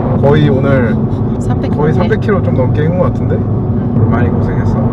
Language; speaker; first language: Korean; native; Korean